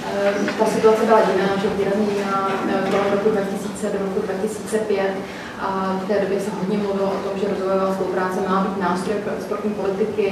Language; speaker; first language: Czech; native; Czech